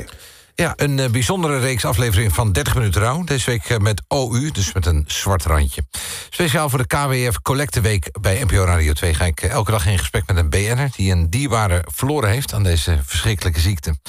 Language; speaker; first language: Dutch; native; Dutch